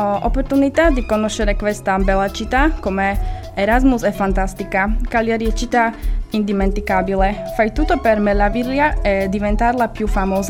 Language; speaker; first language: Italian; non-native, learner; Slovak